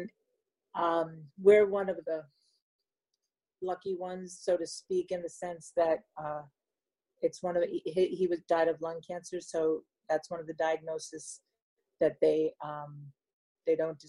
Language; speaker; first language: English; native; English